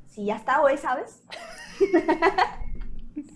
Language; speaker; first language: Spanish; non-native, fluent; Portuguese